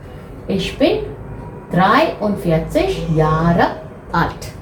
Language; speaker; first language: German; non-native, fluent; Hindi